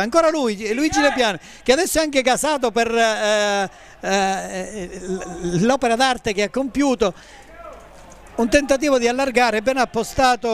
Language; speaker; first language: Italian; native; Italian